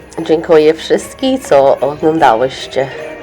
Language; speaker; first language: Polish; early bilingual, heritage; English